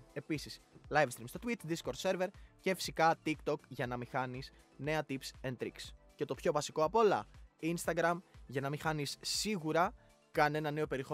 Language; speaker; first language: Greek; native; Greek